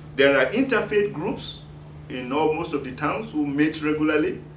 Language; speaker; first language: English; non-native, local second language; Yoruba